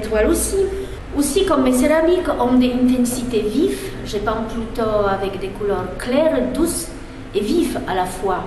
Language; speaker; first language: French; non-native, fluent; Polish